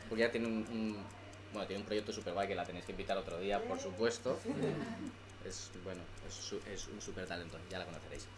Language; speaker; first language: Spanish; native; Spanish